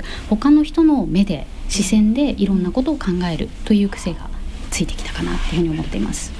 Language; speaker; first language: Japanese; native; Japanese